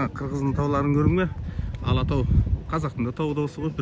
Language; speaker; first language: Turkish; non-native, learner; Kazakh